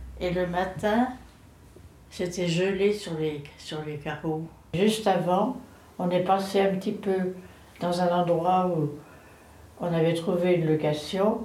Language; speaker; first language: French; native; French